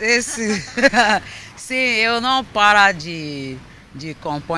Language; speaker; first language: Portuguese; non-native, fluent; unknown